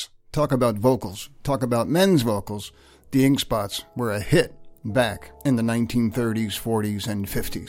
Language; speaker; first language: English; native; English